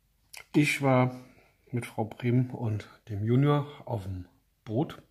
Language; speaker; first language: German; native; German